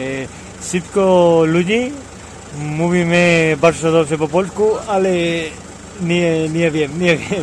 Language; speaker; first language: Polish; non-native, learner; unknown